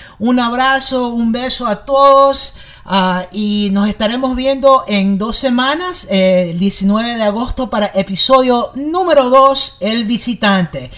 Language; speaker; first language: Spanish; early bilingual, heritage; English